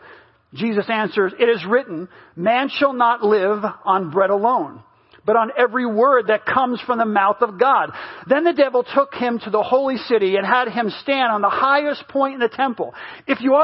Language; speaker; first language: English; native; English